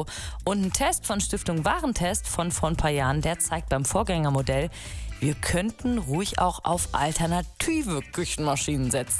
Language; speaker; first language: German; native; German